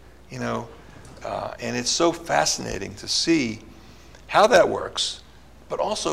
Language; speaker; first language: English; early bilingual, other home language; Italian